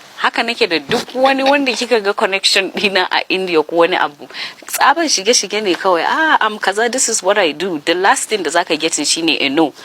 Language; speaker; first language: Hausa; native; Hausa